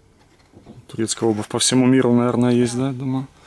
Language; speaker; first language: Russian; native; Russian